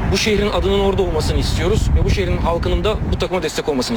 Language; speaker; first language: Turkish; native; Turkish